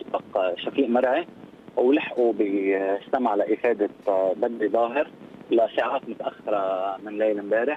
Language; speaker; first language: Arabic; native; Arabic